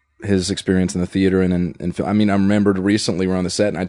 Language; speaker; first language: English; native; English